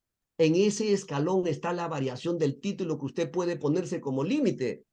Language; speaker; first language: Spanish; native; Spanish